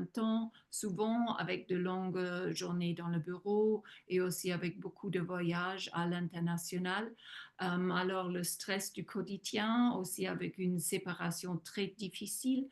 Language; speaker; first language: French; non-native, fluent; German